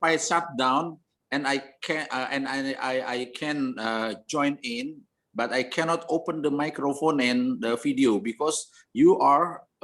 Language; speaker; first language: English; non-native, learner; Indonesian